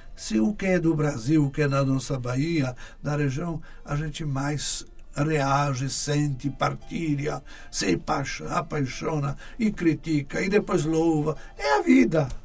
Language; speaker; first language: Portuguese; non-native, fluent; Polish